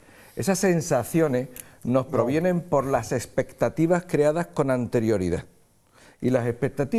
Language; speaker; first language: Spanish; native; Spanish